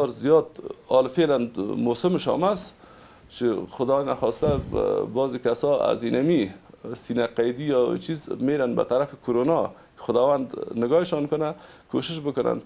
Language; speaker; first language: Persian; native; Persian